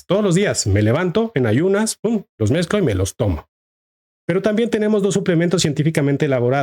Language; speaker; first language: Spanish; native; Spanish